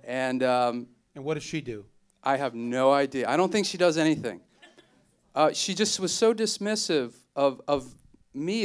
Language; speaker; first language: English; native; English